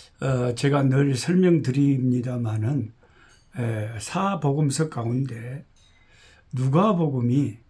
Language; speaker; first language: Korean; native; Korean